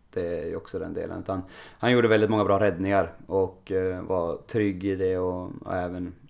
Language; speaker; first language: Swedish; native; Swedish